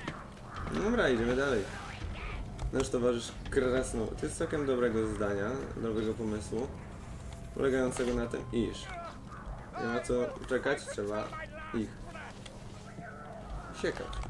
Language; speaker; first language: Polish; native; Polish